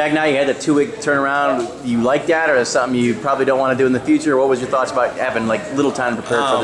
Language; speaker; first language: English; native; English